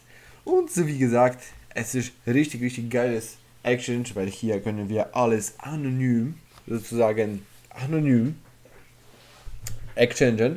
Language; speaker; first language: German; non-native, fluent; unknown